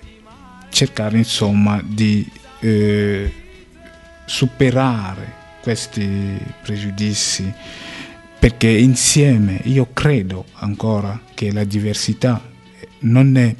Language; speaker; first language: Italian; non-native, fluent; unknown